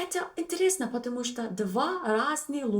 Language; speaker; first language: Russian; non-native, learner; English